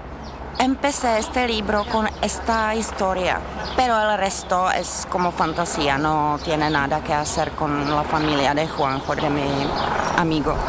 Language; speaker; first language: Spanish; non-native, fluent; Czech